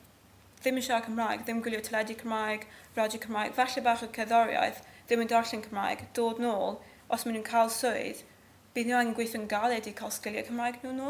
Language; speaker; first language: Welsh; non-native, local second language; English